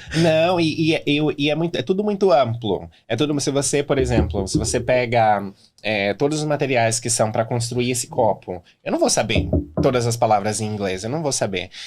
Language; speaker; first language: Portuguese; native; Portuguese